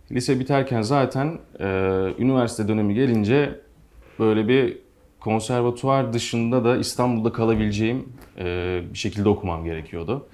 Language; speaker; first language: Turkish; native; Turkish